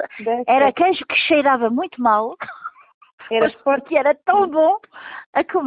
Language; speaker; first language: Portuguese; early bilingual, heritage; Portuguese